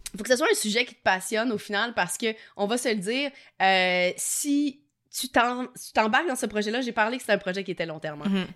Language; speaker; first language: French; native; French